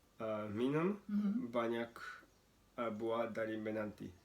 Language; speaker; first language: Indonesian; non-native, learner; Japanese